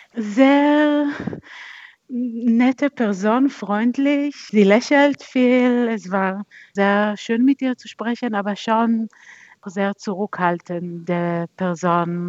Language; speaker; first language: German; non-native, fluent; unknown